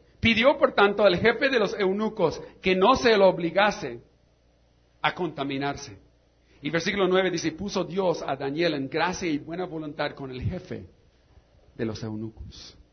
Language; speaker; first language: Spanish; non-native, fluent; English